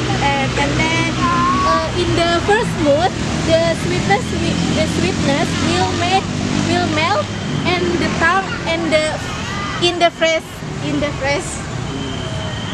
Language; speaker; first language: English; non-native, learner; Indonesian